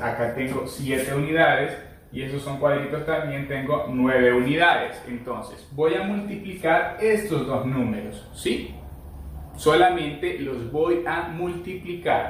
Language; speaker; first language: Spanish; native; Spanish